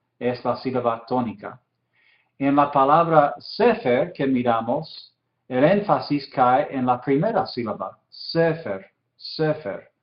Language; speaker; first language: Spanish; non-native, fluent; English